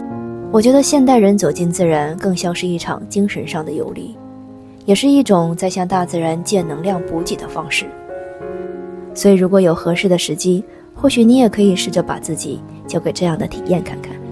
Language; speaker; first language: Chinese; native; Chinese